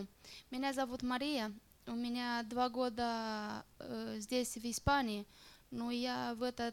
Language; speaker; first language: Russian; non-native, learner; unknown